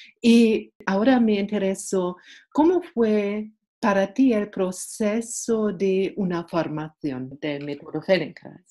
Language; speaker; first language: Spanish; non-native, fluent; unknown